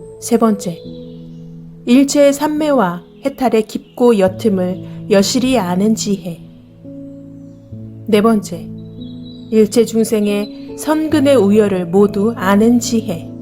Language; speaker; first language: Korean; native; Korean